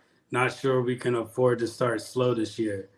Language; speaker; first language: English; native; English